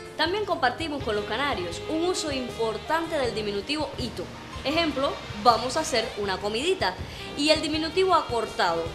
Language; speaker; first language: Spanish; native; Spanish